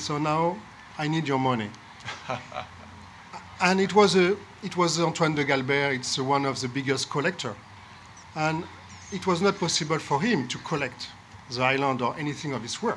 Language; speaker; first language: English; non-native, learner; French